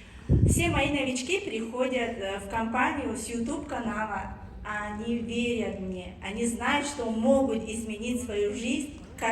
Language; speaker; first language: Russian; non-native, fluent; Tajik